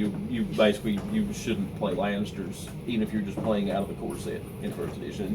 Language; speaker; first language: English; native; English